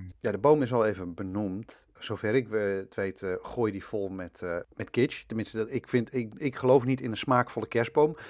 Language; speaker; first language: Dutch; native; Dutch